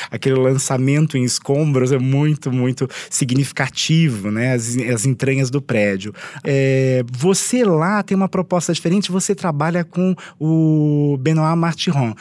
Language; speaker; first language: Portuguese; native; Portuguese